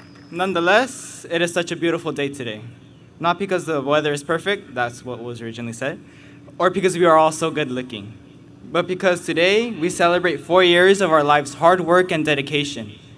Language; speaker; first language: English; early bilingual, other home language; Spanish